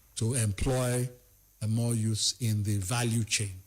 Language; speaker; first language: English; non-native, local second language; Yoruba